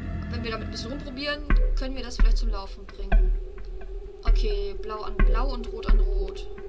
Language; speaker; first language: German; native; German